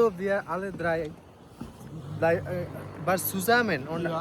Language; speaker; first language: German; non-native, learner; Bangla